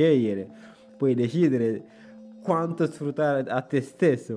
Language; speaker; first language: Italian; non-native, fluent; Bambara